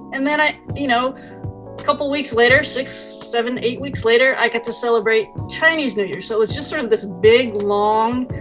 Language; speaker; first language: English; native; English